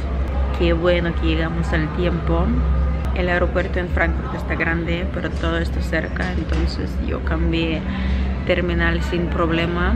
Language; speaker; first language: Spanish; non-native, learner; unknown